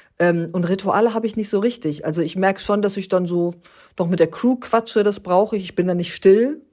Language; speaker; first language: German; early bilingual, other home language; Turkish